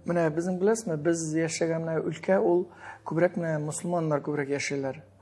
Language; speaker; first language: Tatar; early bilingual, heritage; Tatar